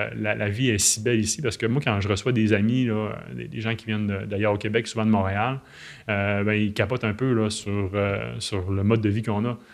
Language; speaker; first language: French; native; French